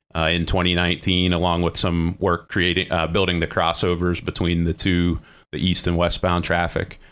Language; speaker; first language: English; native; English